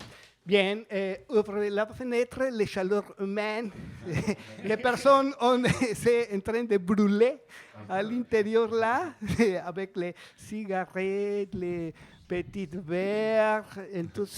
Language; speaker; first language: French; non-native, fluent; Spanish